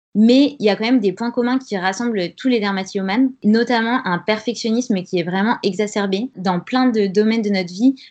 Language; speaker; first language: French; native; French